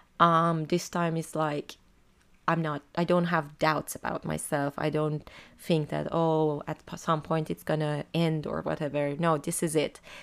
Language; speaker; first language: English; non-native, fluent; Persian